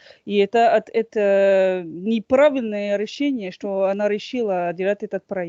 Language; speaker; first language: Russian; non-native, fluent; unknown